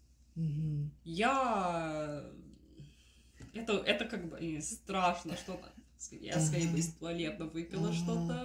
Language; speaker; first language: Russian; early bilingual, heritage; Russian